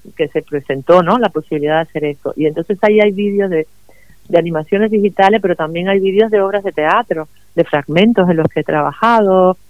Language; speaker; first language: Spanish; native; Spanish